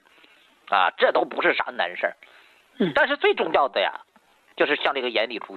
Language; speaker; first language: Chinese; native; Chinese